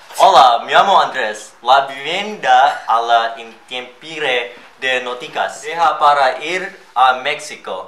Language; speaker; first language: Spanish; non-native, learner; English